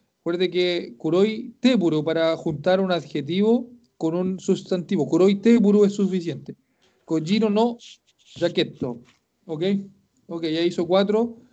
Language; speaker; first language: Spanish; native; Spanish